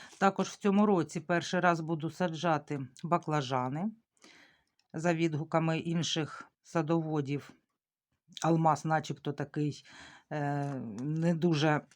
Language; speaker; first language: Ukrainian; native; Ukrainian